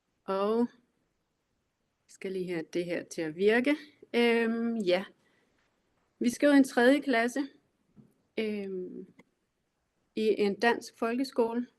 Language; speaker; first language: Danish; native; Danish